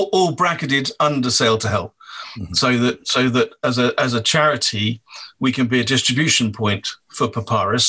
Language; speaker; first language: English; native; English